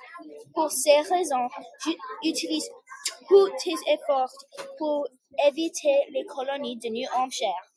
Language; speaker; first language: French; non-native, learner; English